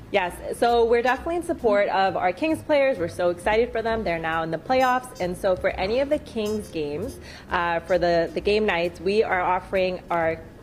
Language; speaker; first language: English; native; English